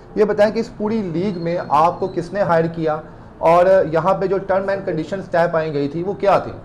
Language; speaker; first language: Urdu; non-native, local second language; Punjabi